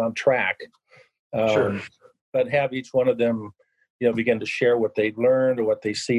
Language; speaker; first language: English; native; English